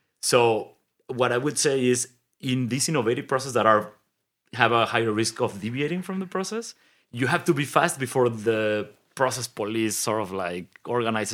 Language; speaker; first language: English; non-native, fluent; Spanish